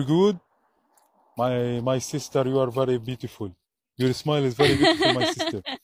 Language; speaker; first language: English; non-native, learner; Arabic